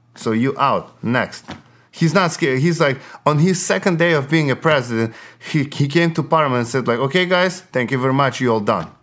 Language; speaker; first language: English; non-native, fluent; Ukrainian